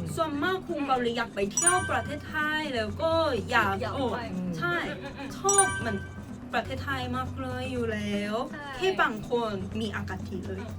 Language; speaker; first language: Thai; non-native, fluent; Korean